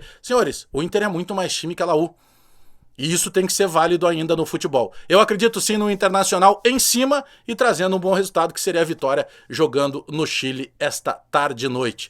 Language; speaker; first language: Portuguese; native; Portuguese